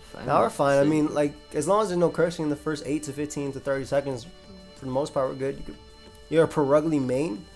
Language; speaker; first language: English; native; English